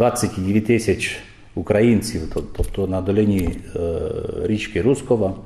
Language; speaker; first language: Ukrainian; early bilingual, heritage; Ukrainian